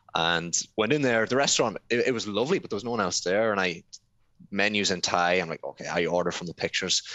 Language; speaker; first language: English; native; English